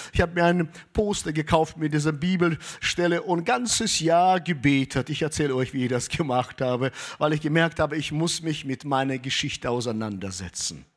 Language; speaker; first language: German; early bilingual, heritage; German